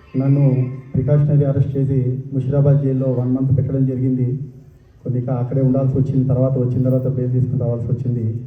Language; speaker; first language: Telugu; native; Telugu